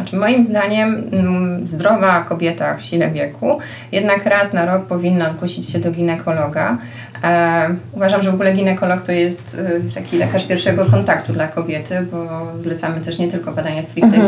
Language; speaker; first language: Polish; native; Polish